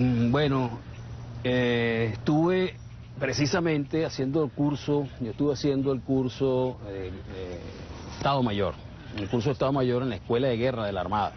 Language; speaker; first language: Spanish; native; Spanish